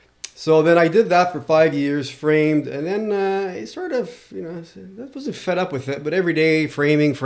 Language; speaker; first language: English; non-native, local second language; French